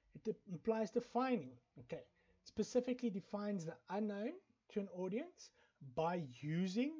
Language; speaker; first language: English; non-native, local second language; Afrikaans